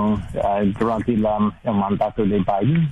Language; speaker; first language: Spanish; non-native, learner; English